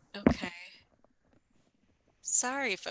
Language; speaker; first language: English; native; English